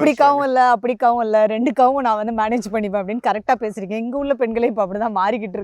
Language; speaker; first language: Tamil; native; Tamil